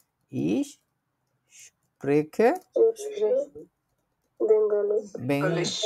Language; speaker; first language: German; non-native, learner; Bangla